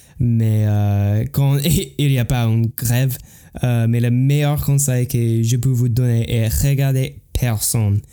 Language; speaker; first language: French; non-native, learner; English